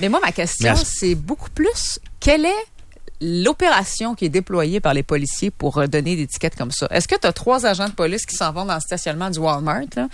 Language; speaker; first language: French; native; French